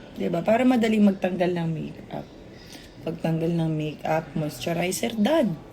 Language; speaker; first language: Filipino; native; Filipino